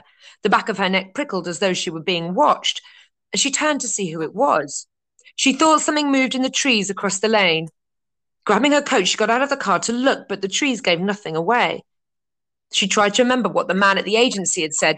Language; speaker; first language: English; native; English